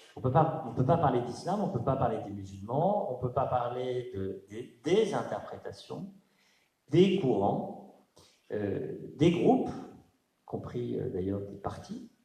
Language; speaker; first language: French; native; French